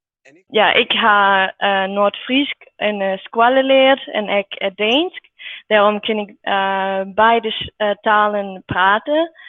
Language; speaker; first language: Dutch; non-native, learner; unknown